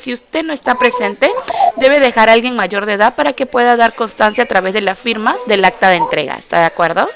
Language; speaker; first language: Spanish; native; Spanish